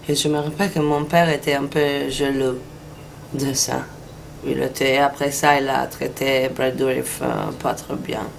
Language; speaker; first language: French; non-native, fluent; Italian